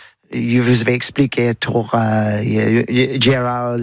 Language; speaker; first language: French; non-native, learner; English